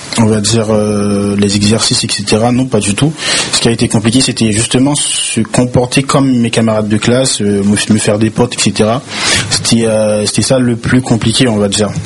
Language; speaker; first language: French; early bilingual, other home language; Haitian Creole